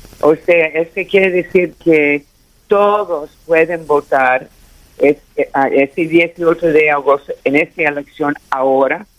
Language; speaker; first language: Spanish; early bilingual, heritage; Spanish